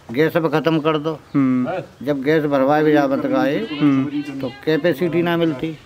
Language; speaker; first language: Hindi; native; Hindi